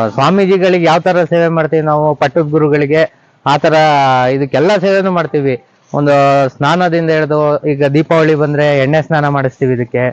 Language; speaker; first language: Kannada; native; Kannada